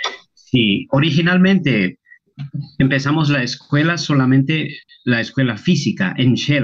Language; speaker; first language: Spanish; non-native, local second language; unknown